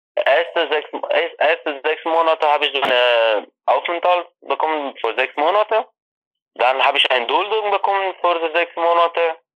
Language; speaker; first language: German; non-native, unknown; Persian